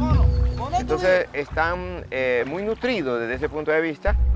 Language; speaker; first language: Spanish; native; Spanish